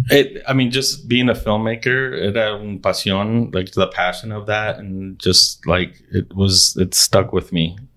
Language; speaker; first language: English; early bilingual, other home language; Spanish